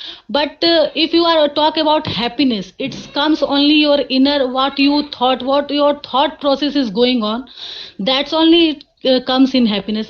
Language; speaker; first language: English; non-native, learner; Hindi